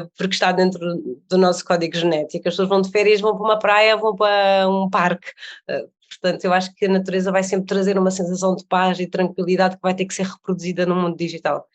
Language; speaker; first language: Portuguese; native; Portuguese